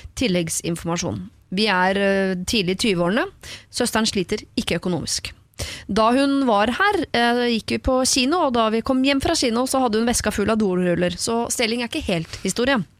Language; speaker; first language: Norwegian; native; Norwegian